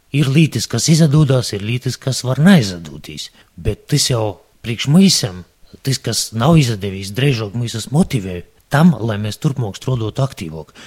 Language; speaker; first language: Latvian; native; Latvian